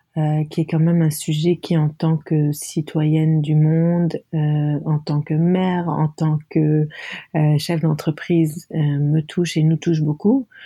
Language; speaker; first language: French; non-native, local second language; Arabic